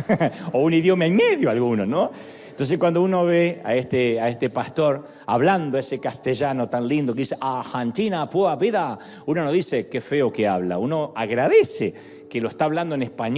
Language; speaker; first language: Spanish; native; Spanish